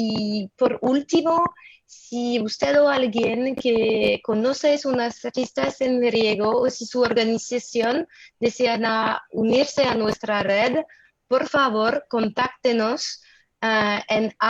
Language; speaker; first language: Spanish; non-native, fluent; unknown